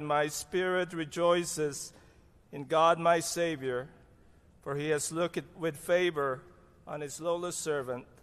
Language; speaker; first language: English; non-native, local second language; Cebuano